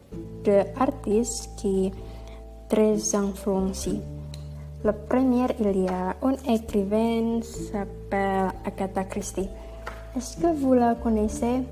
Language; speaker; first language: French; non-native, learner; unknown